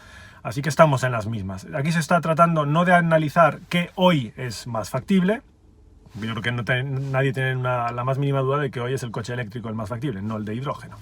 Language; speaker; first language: Spanish; native; Spanish